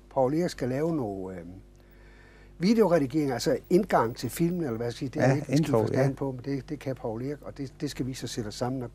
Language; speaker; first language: Danish; native; Danish